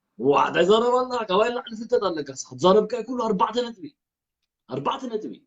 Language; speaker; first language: Tigrinya; early bilingual, heritage; Tigrinya